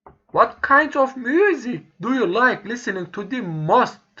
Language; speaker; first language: English; non-native, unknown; Turkish